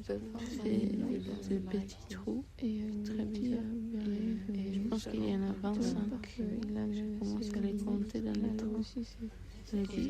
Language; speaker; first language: French; non-native, fluent; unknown